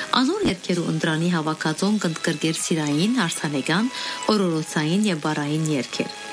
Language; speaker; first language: Armenian; early bilingual, heritage; Armenian